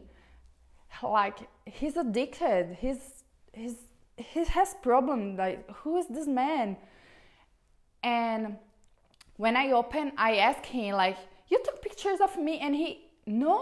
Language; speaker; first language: English; non-native, learner; Portuguese